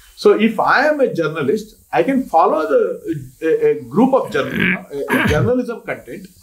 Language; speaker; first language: English; non-native, local second language; Kannada